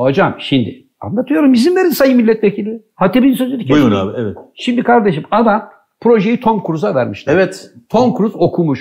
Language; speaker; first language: Turkish; native; Turkish